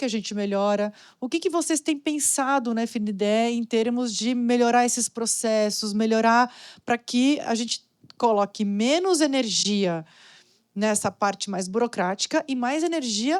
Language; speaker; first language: Portuguese; native; Portuguese